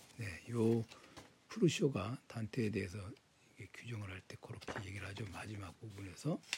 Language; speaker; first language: Korean; native; Korean